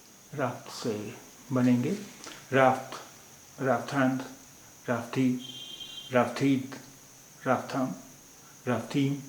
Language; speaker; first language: Persian; non-native, fluent; Urdu